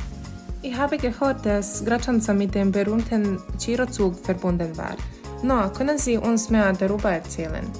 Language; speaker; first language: German; non-native, learner; Bosnian